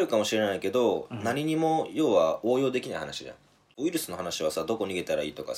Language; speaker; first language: Japanese; native; Japanese